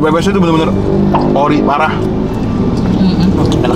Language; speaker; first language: Indonesian; native; Indonesian